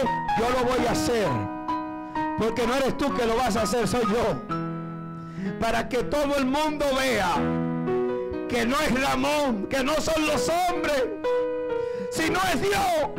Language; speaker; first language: Spanish; native; Spanish